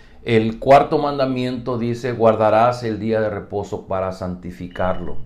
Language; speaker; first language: Spanish; native; Spanish